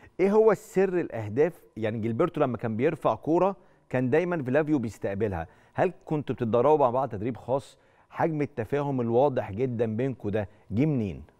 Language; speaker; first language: Arabic; native; Arabic